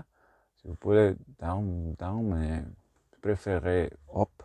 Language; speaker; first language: French; non-native, learner; Spanish